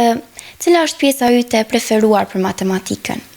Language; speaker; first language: Albanian; native; Albanian